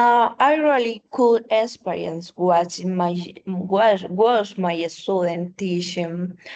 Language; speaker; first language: English; non-native, learner; Spanish